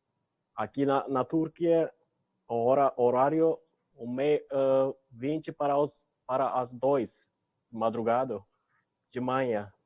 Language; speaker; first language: Portuguese; non-native, learner; Turkish